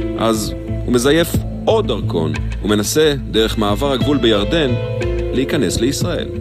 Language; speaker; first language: Hebrew; native; Hebrew